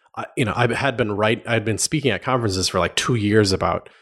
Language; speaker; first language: English; native; English